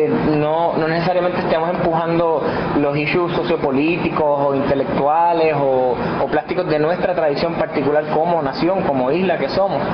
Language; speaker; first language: Spanish; native; Spanish